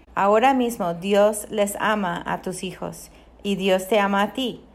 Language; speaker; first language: Spanish; non-native, fluent; English